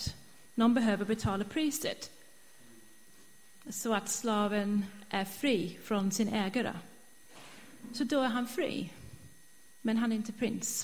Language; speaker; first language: Swedish; non-native, fluent; English